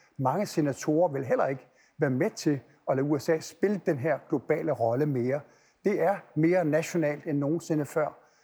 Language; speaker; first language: Danish; native; Danish